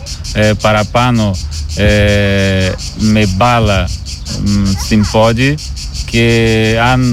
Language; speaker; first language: Greek; non-native, learner; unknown